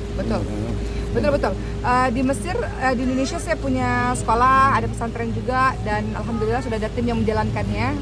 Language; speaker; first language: Indonesian; native; Indonesian